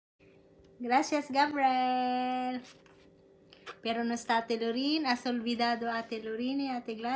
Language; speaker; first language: Spanish; non-native, learner; Filipino